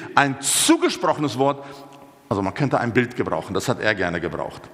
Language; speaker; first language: German; non-native, fluent; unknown